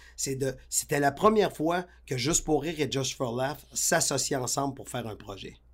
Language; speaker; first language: French; native; French